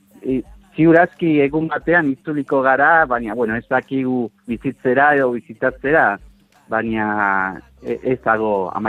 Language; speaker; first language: Basque; non-native, fluent; Spanish